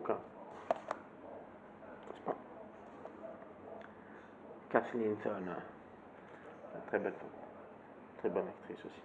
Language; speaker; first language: French; native; French